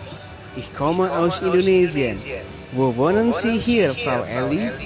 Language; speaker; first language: German; non-native, fluent; Indonesian